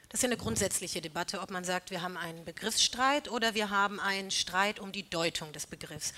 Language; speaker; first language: German; native; German